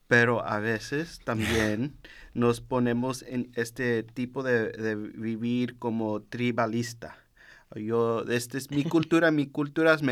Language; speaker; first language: Spanish; early bilingual, heritage; Spanish